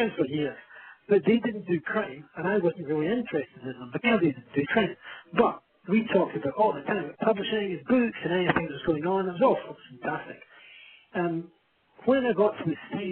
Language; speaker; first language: English; native; English